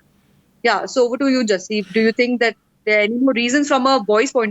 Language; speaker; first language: English; non-native, local second language; Hindi